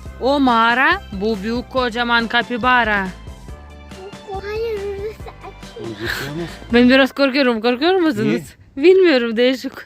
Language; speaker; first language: Turkish; non-native, learner; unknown